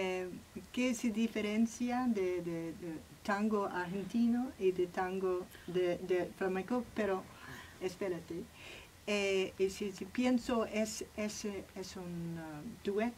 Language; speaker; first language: Spanish; non-native, learner; English